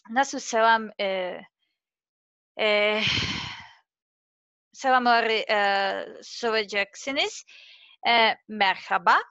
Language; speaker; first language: Turkish; non-native, learner; Serbian